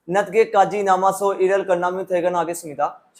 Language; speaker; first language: Korean; non-native, learner; Urdu